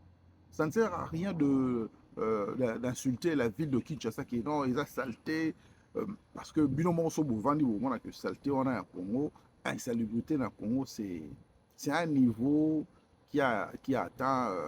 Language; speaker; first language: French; non-native, local second language; Lingala